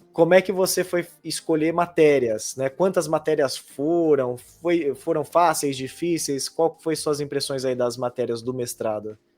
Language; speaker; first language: Portuguese; native; Portuguese